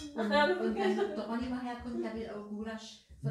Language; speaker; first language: German; native; German